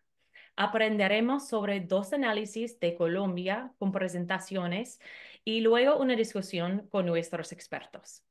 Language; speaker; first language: Spanish; non-native, fluent; English